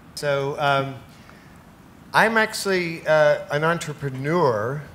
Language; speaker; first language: English; native; English